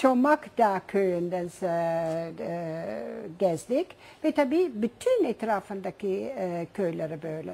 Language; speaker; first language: Turkish; non-native, fluent; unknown